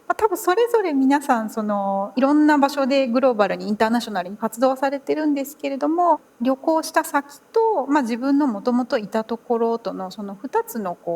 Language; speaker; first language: Japanese; native; Japanese